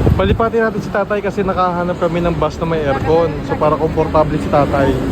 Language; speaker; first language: Filipino; native; Filipino